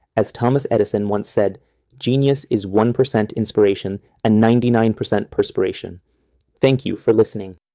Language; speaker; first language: English; non-native, fluent; Persian